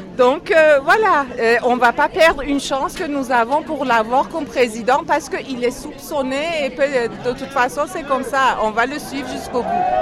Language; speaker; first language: French; non-native, fluent; Persian